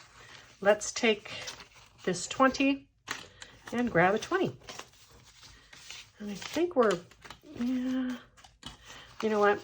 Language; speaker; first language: English; native; English